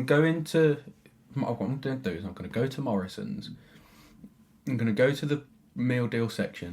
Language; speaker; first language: English; native; English